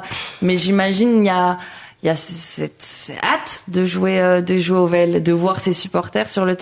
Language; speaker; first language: French; native; French